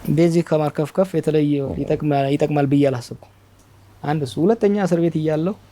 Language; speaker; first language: Amharic; non-native, local second language; Oromo